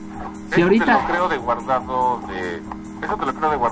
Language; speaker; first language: Spanish; native; Spanish